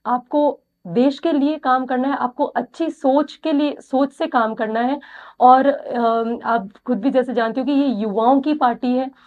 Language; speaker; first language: Hindi; native; Hindi